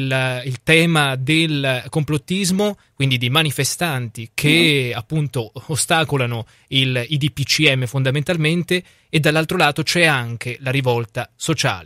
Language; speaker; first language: Italian; native; Italian